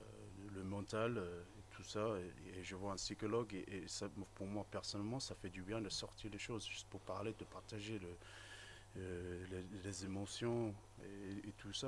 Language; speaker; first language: French; non-native, fluent; English